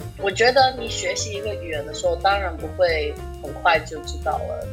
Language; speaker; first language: Chinese; early bilingual, heritage; English